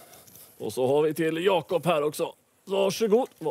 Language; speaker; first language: Swedish; native; Swedish